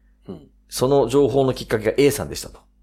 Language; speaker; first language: Japanese; native; Japanese